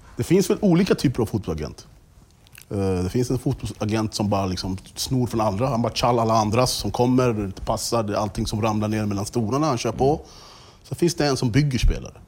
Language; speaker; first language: Swedish; early bilingual, other home language; English